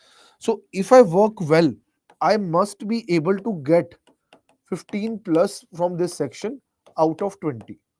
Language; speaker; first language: English; non-native, local second language; Hindi